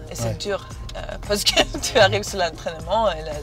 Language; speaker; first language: French; non-native, learner; Serbian